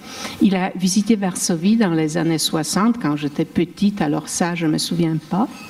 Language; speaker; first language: French; non-native, fluent; Polish